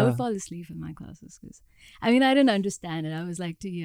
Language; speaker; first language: English; non-native, local second language; Hindi